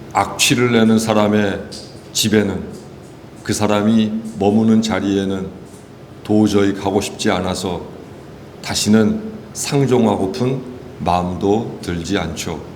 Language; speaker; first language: Korean; native; Korean